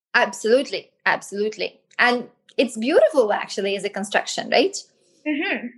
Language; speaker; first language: English; non-native, fluent; Belarusian